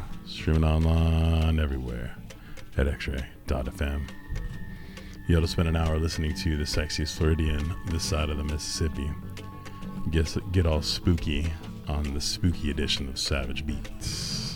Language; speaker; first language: English; native; English